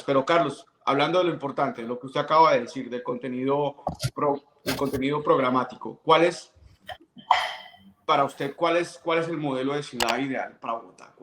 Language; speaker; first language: Spanish; native; Spanish